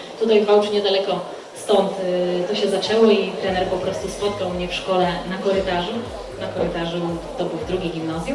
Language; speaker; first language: Polish; native; Polish